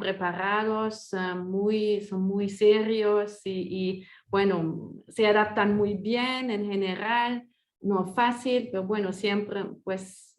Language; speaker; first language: Spanish; non-native, fluent; French